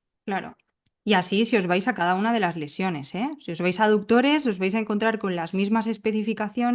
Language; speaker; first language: Spanish; native; Spanish